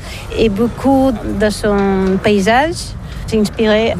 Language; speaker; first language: French; non-native, learner; Catalan